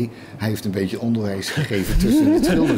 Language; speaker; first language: Dutch; native; Dutch